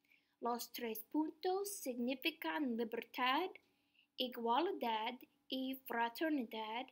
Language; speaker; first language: Spanish; non-native, learner; English